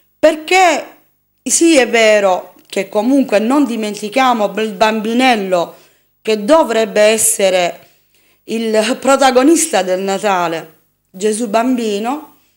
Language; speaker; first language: Italian; native; Italian